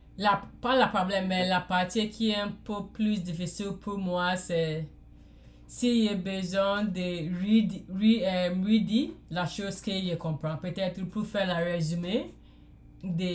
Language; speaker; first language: French; non-native, learner; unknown